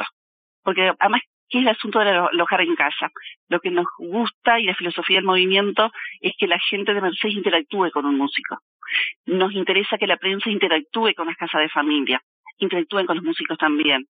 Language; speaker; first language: Spanish; native; Spanish